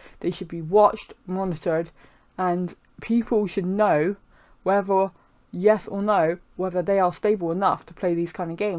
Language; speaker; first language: English; native; English